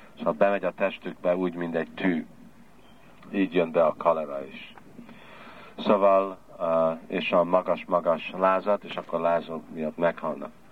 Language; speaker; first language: Hungarian; early bilingual, heritage; Hungarian